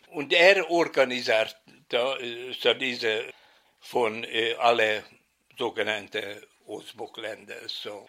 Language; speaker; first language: German; non-native, fluent; Hungarian